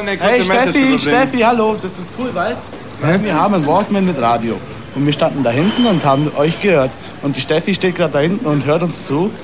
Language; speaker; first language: German; native; German